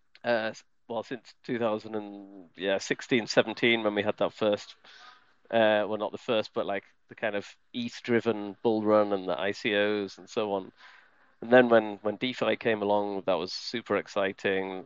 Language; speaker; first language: English; native; English